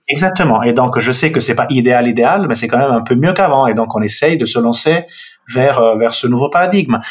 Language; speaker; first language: French; non-native, fluent; Italian